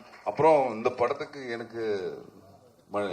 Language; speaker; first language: Tamil; non-native, learner; Malayalam